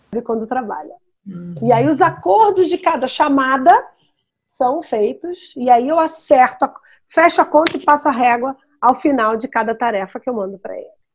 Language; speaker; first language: Portuguese; native; Portuguese